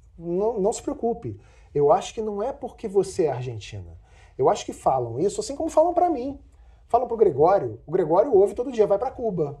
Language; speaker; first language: Portuguese; native; Portuguese